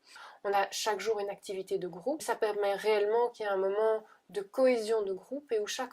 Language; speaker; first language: French; native; French